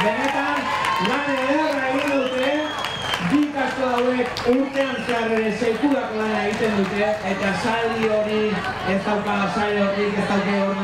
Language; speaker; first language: Basque; native; Basque